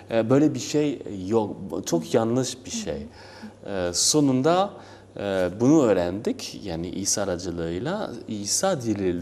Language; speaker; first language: Turkish; non-native, learner; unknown